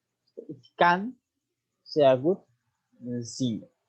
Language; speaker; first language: German; non-native, learner; Spanish